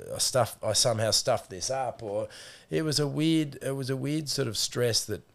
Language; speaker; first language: English; native; English